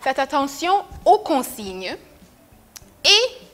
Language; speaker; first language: French; non-native, fluent; English